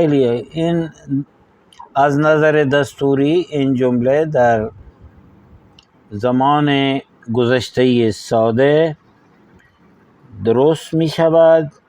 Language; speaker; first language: Persian; non-native, fluent; Urdu